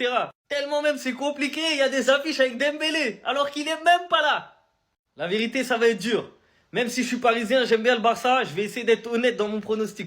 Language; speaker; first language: French; native; French